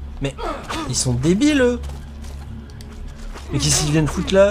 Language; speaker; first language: French; native; French